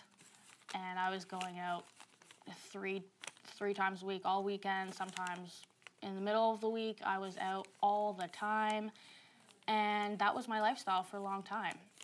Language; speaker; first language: English; native; English